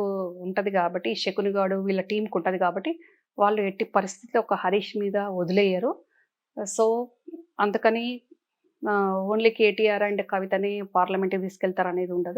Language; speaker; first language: Telugu; native; Telugu